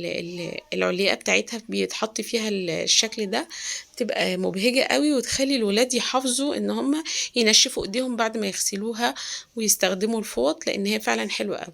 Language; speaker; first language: Arabic; native; Arabic